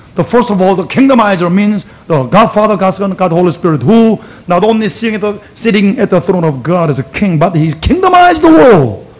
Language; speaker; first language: English; non-native, fluent; Korean